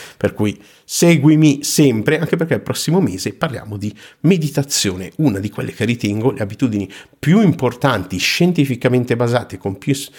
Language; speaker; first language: Italian; native; Italian